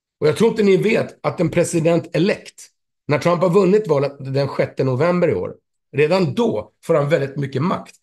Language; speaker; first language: Swedish; native; Swedish